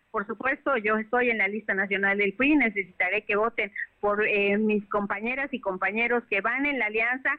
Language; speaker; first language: Spanish; native; Spanish